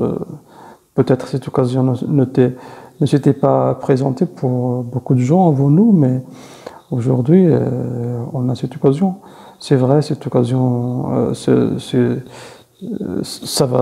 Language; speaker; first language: French; non-native, fluent; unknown